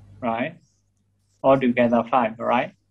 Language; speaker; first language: English; non-native, learner; Burmese